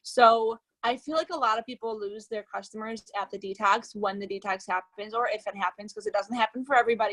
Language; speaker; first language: English; native; English